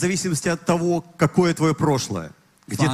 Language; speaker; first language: Russian; native; Russian